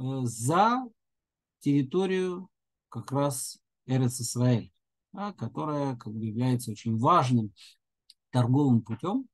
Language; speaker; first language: Russian; native; Russian